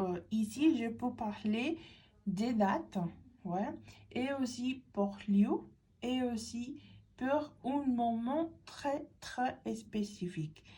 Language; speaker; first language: French; non-native, fluent; Spanish